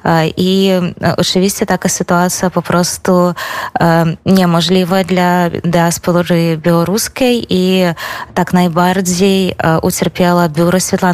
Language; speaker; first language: Polish; non-native, fluent; Belarusian